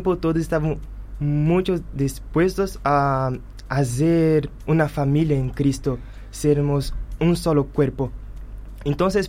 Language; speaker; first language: Spanish; non-native, learner; Portuguese